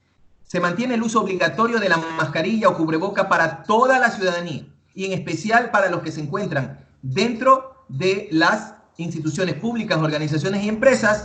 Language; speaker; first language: Spanish; native; Spanish